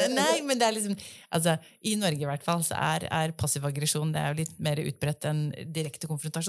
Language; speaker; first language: Norwegian; native; Norwegian